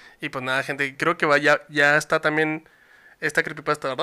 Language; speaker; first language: Spanish; native; Spanish